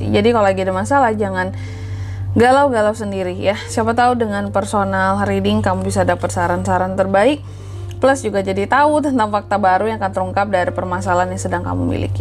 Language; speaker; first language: Indonesian; native; Indonesian